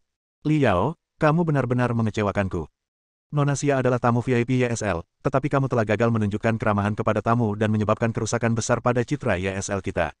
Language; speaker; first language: Indonesian; native; Indonesian